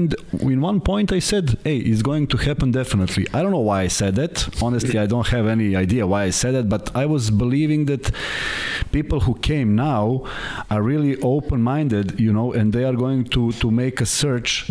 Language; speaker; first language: English; non-native, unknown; Serbian